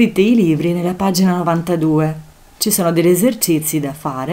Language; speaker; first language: Italian; non-native, fluent; Albanian